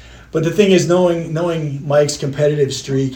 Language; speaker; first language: English; native; English